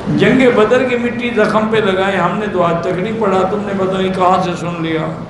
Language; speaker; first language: Urdu; native; Urdu